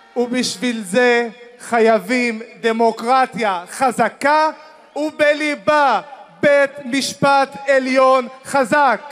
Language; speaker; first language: Hebrew; non-native, local second language; Arabic